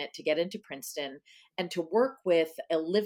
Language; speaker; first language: English; native; English